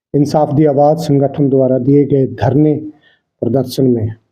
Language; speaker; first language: Hindi; non-native, local second language; Punjabi